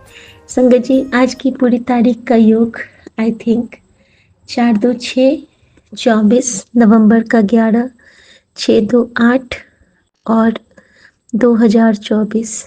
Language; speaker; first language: Hindi; native; Hindi